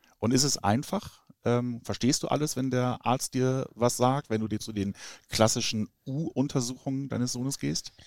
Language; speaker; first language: German; native; German